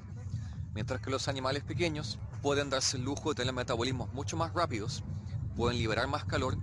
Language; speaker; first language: Spanish; native; Spanish